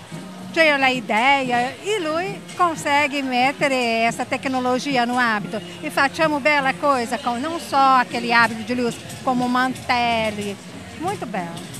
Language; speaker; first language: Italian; non-native, learner; Portuguese